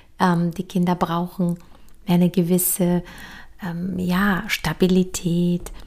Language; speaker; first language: German; early bilingual, other home language; Polish